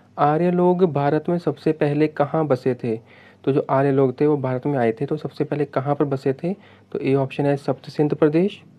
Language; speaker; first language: Hindi; non-native, local second language; Punjabi